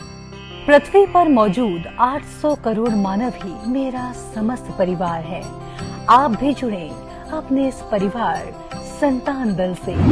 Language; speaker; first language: Hindi; native; Hindi